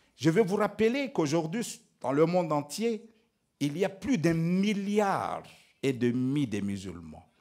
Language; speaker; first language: French; non-native, local second language; Ngazidja Comorian